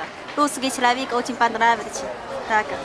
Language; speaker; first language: Russian; non-native, learner; Chinese